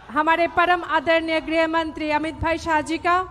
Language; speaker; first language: Hindi; non-native, local second language; Bangla